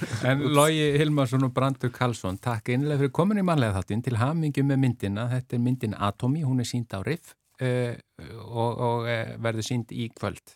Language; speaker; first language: Icelandic; native; Icelandic